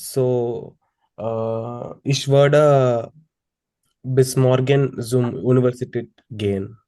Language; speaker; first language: German; non-native, learner; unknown